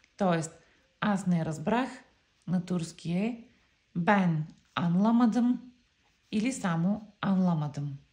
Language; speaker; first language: Bulgarian; non-native, local second language; Turkish